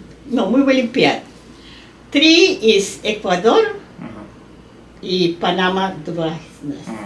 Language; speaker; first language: Russian; non-native, learner; Spanish